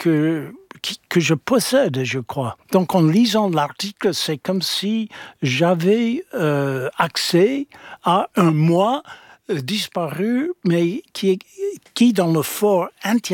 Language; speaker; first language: French; non-native, fluent; English